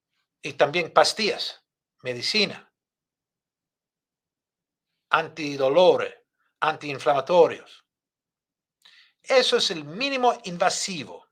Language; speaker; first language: Spanish; non-native, fluent; Italian